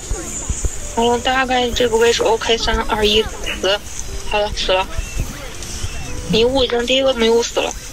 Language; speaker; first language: Chinese; native; Chinese